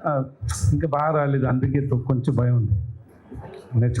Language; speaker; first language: Telugu; non-native, learner; Tamil